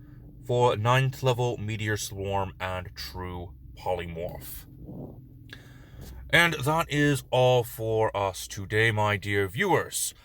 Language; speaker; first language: English; native; English